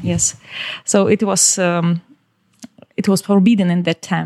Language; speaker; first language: English; non-native, learner; Ukrainian